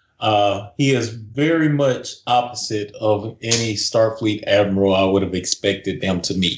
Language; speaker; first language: English; native; English